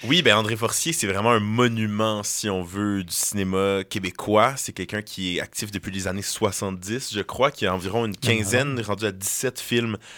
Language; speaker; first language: French; native; French